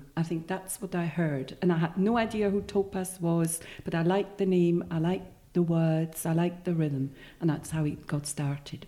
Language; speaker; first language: English; non-native, fluent; Swiss German